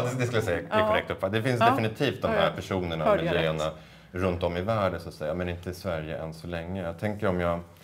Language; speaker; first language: Swedish; native; Swedish